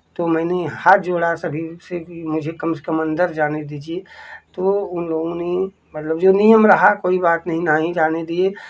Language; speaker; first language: Hindi; native; Hindi